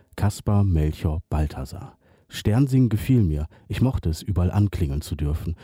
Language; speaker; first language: German; native; German